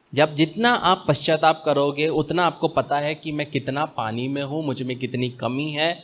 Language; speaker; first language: Hindi; native; Hindi